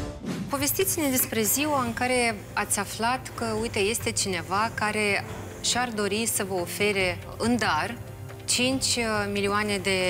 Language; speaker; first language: Romanian; native; Romanian